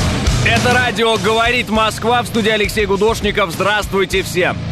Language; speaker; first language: Russian; native; Russian